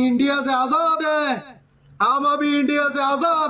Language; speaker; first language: Hindi; non-native, learner; Bangla